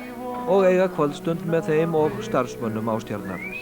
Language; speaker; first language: Icelandic; native; Icelandic